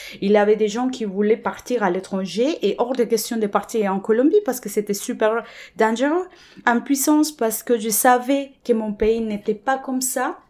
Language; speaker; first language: French; non-native, fluent; Spanish